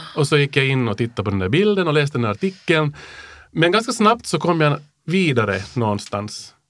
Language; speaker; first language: Swedish; native; Swedish